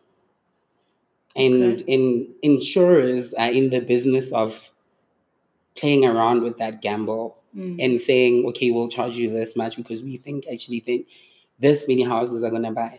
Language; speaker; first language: English; non-native, local second language; Tswana